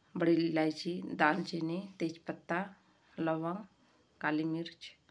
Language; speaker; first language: Hindi; native; Hindi